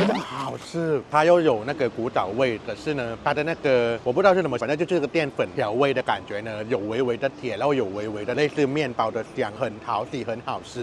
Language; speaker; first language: Chinese; non-native, fluent; Thai